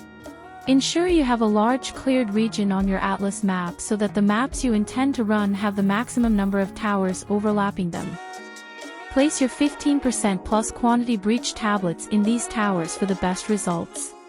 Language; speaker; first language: English; native; English